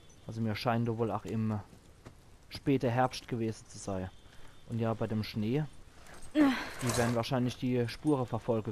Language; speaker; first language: German; native; German